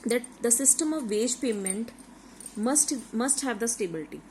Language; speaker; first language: English; non-native, local second language; Punjabi